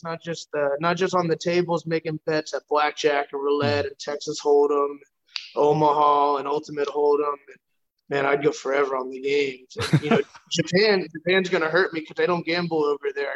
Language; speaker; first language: English; native; English